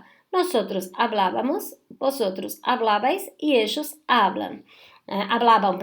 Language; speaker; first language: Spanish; non-native, fluent; Portuguese